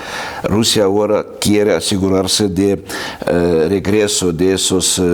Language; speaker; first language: Spanish; non-native, fluent; Russian